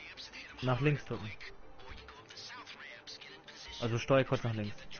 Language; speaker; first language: German; native; German